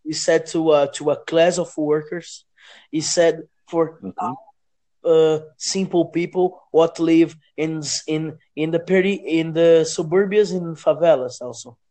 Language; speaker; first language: English; non-native, learner; Portuguese